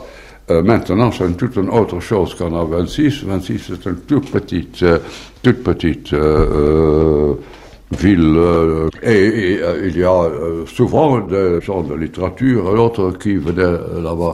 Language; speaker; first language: French; non-native, fluent; Dutch